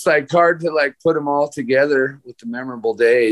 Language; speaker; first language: English; native; English